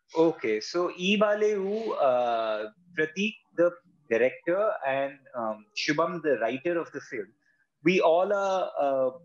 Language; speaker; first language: English; non-native, local second language; Hindi